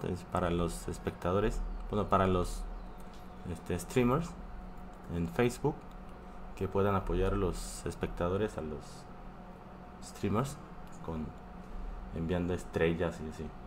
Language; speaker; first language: Spanish; non-native, fluent; Korean